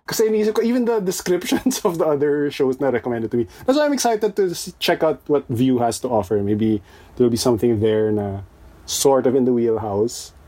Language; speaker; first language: English; non-native, local second language; Filipino